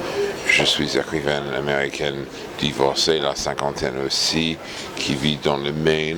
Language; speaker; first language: French; non-native, fluent; English